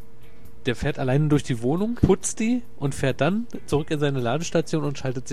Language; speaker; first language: German; native; German